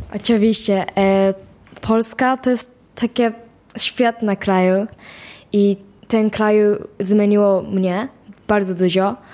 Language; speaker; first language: Polish; non-native, learner; Japanese